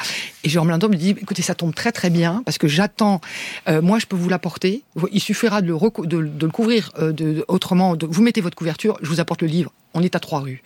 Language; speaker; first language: French; native; French